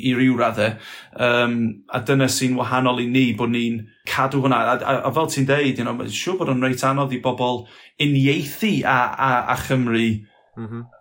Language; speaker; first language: Welsh; non-native, local second language; English